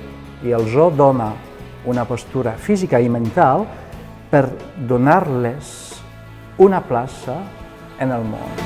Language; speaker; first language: Catalan; non-native, fluent; French